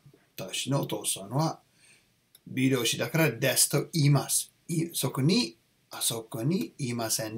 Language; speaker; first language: Japanese; non-native, learner; English